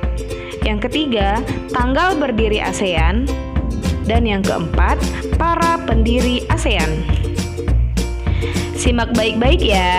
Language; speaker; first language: Indonesian; native; Indonesian